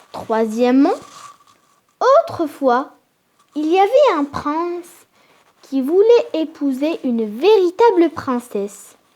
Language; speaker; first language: French; non-native, local second language; Arabic